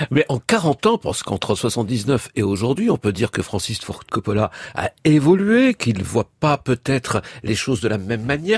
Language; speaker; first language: French; native; French